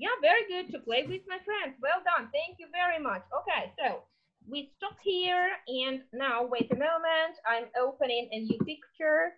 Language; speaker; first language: English; non-native, fluent; Russian